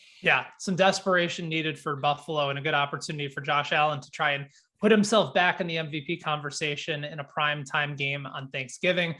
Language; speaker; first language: English; native; English